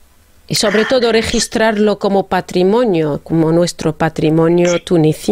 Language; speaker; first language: Spanish; non-native, fluent; Arabic